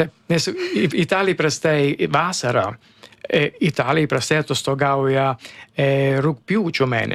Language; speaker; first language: Lithuanian; non-native, learner; Italian